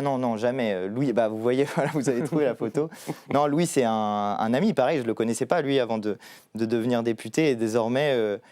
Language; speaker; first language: French; native; French